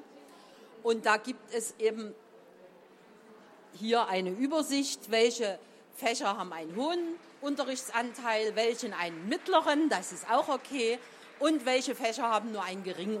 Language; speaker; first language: German; native; German